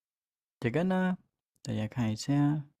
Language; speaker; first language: Chinese; non-native, fluent; Khmer